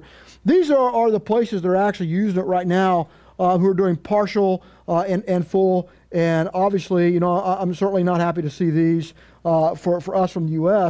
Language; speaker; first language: English; native; English